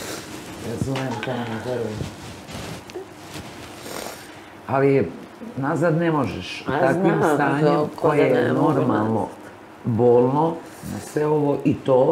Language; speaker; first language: Serbian; native; Serbian